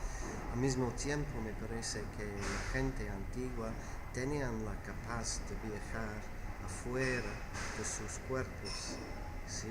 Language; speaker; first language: Spanish; non-native, fluent; English